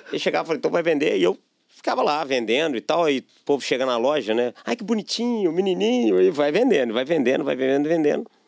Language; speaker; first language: Portuguese; native; Portuguese